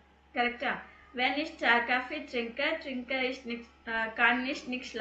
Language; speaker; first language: German; non-native, fluent; Tamil